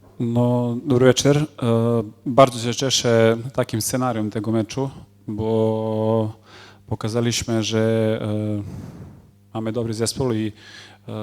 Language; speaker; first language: Polish; non-native, fluent; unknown